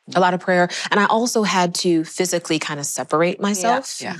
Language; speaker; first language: English; native; English